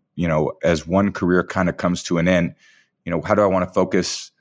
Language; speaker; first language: English; native; English